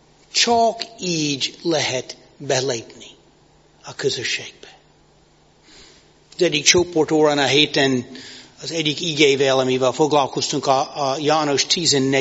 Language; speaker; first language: Hungarian; non-native, fluent; English